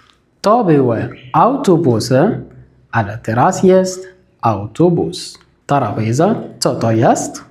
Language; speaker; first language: Polish; non-native, fluent; Arabic